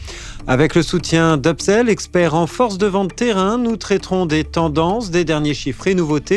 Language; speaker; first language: French; native; French